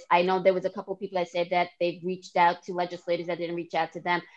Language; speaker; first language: English; native; English